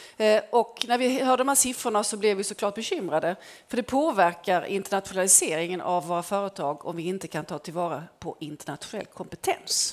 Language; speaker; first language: Swedish; native; Swedish